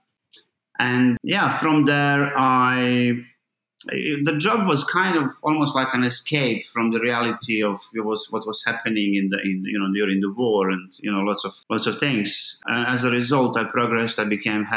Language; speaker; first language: English; non-native, fluent; Bosnian